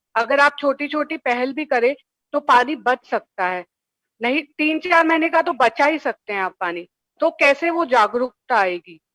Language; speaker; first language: Hindi; native; Hindi